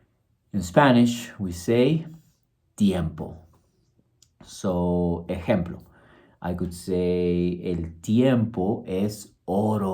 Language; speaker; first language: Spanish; early bilingual, heritage; Spanish